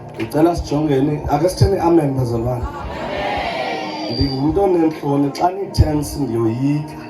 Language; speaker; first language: Zulu; non-native, local second language; Xhosa